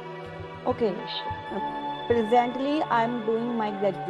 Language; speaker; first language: English; non-native, learner; Punjabi